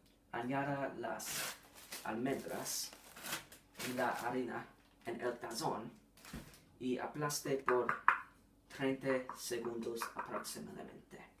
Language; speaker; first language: Spanish; non-native, learner; English